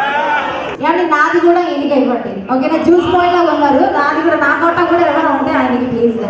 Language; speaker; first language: Telugu; native; Telugu